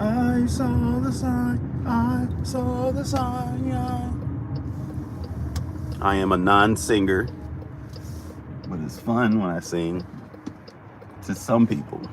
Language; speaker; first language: English; native; English